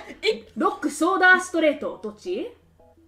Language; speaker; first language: Japanese; non-native, learner; English